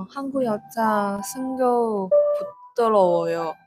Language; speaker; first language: Korean; non-native, learner; Chinese